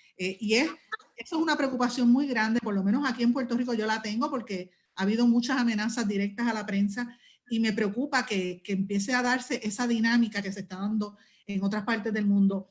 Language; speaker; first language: Spanish; native; Spanish